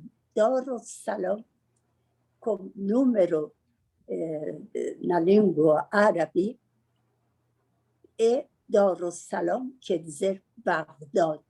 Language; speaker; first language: Portuguese; non-native, learner; Persian